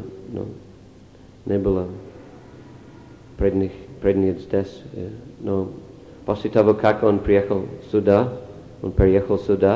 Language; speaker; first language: Russian; non-native, fluent; English